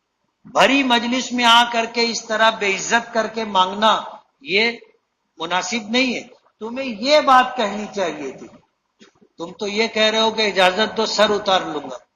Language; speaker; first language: Urdu; native; Urdu